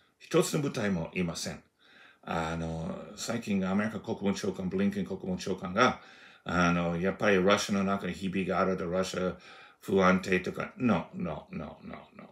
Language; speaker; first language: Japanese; non-native, fluent; English